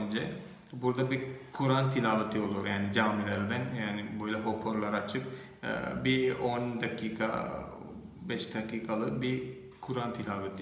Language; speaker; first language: Turkish; non-native, fluent; Malayalam